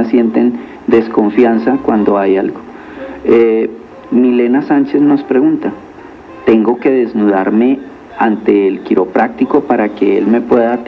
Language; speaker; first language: Spanish; native; Spanish